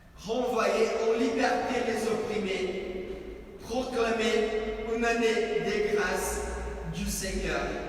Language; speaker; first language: French; non-native, fluent; Portuguese